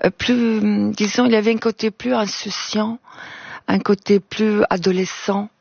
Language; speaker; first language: French; non-native, fluent; Italian